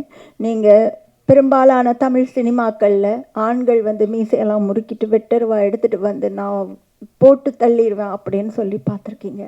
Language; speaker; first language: Tamil; native; Tamil